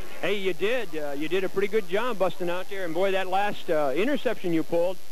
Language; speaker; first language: English; native; English